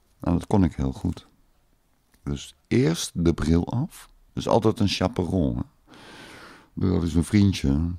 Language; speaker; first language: Dutch; native; Dutch